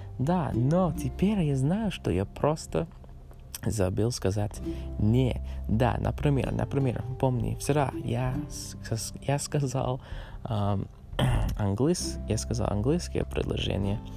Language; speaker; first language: Russian; non-native, learner; English